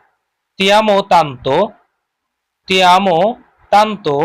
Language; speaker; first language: Italian; non-native, learner; Bangla